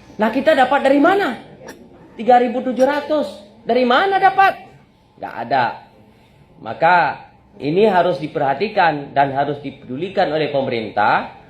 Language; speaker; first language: Indonesian; non-native, local second language; Achinese